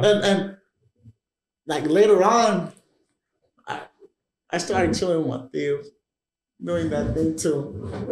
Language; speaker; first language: English; early bilingual, other home language; Spanish